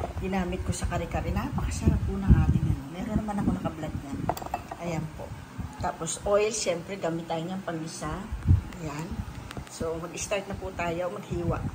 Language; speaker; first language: Filipino; native; Filipino